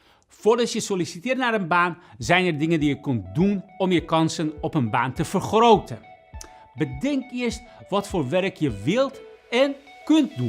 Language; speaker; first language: Dutch; non-native, fluent; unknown